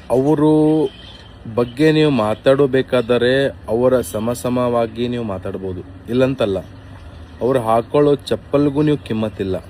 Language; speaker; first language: Kannada; native; Kannada